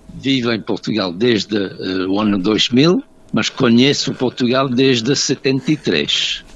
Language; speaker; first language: Portuguese; non-native, fluent; English